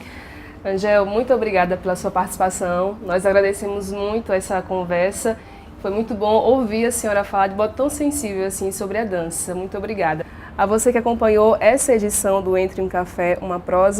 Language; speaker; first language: Portuguese; native; Portuguese